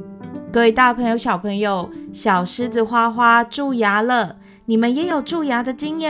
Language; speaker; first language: Chinese; native; Chinese